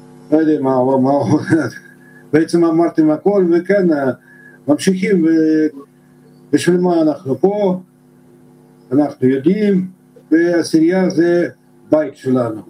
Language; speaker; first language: Hebrew; non-native, fluent; Russian